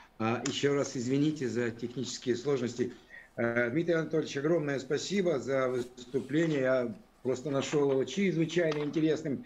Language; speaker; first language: Russian; native; Russian